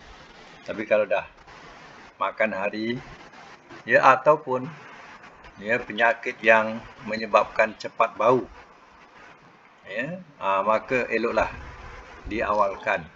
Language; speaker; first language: Malay; native; Malay